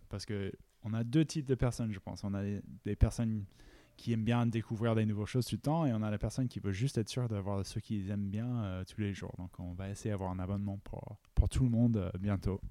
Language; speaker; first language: French; non-native, fluent; English